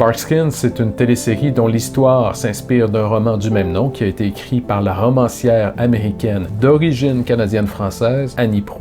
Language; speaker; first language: French; native; French